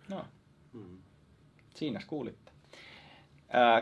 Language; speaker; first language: Finnish; native; Finnish